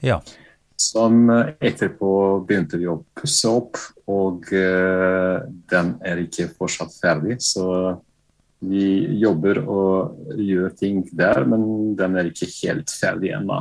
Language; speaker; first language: Norwegian; non-native, fluent; Bosnian